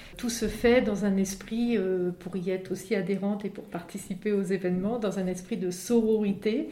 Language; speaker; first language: French; native; French